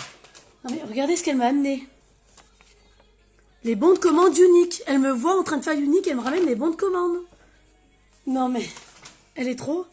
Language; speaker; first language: French; native; French